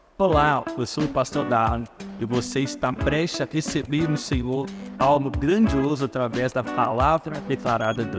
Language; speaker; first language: Portuguese; native; Portuguese